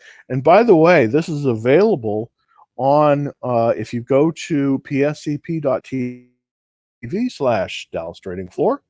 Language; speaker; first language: English; native; English